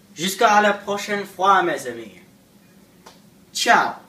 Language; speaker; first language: French; non-native, learner; English